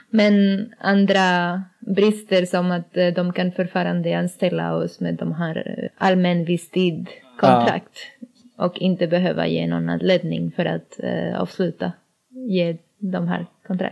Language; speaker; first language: Swedish; non-native, learner; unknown